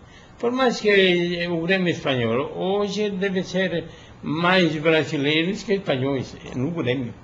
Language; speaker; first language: Portuguese; non-native, fluent; Spanish